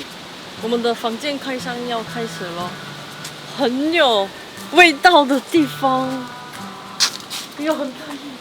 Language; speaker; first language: Chinese; non-native, fluent; Korean